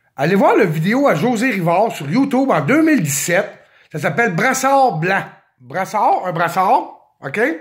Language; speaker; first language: French; native; French